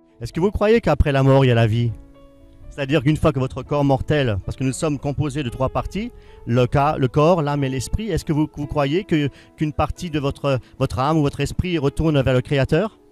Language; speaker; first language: French; native; French